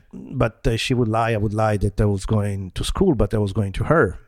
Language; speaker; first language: English; non-native, fluent; Italian